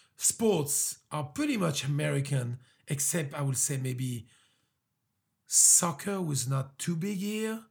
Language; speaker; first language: English; early bilingual, other home language; French